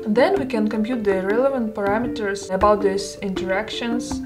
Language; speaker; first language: English; non-native, fluent; Russian